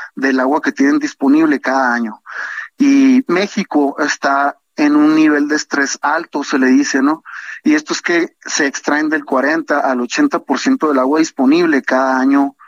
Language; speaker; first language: Spanish; native; Spanish